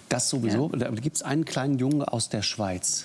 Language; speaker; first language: German; native; German